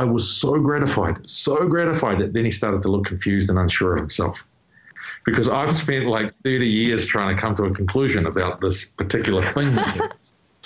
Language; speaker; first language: English; native; English